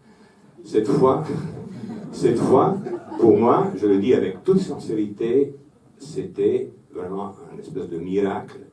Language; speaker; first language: French; non-native, fluent; Italian